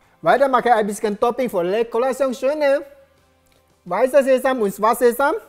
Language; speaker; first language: German; non-native, learner; Japanese